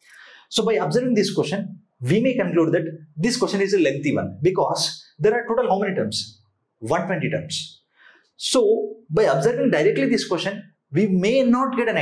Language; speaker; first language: English; non-native, local second language; Telugu